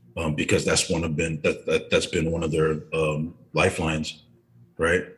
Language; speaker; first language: English; native; English